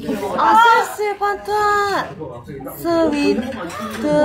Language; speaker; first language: Chinese; non-native, learner; Korean